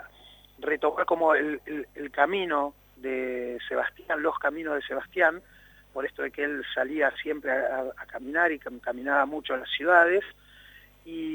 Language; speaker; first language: Spanish; native; Spanish